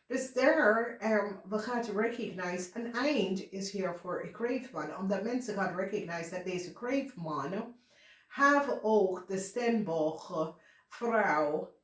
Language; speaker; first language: Dutch; non-native, fluent; English